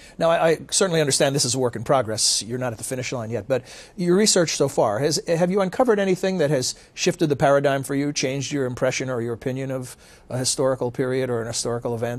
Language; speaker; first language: English; native; English